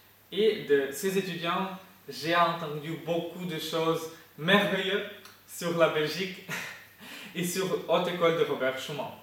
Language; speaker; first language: French; non-native, fluent; Ukrainian